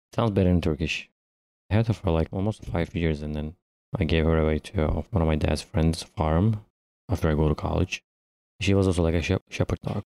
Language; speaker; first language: English; non-native, fluent; Turkish